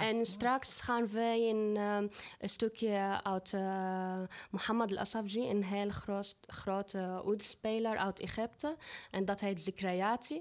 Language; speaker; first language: Dutch; non-native, fluent; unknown